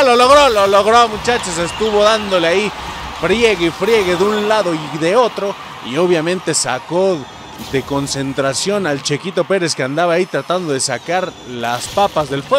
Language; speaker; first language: Spanish; native; Spanish